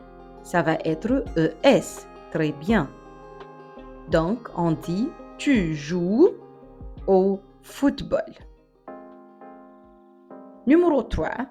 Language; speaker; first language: French; non-native, fluent; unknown